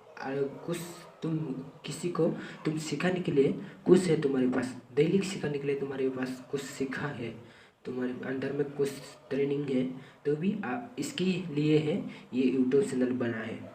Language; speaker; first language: Hindi; non-native, local second language; Bodo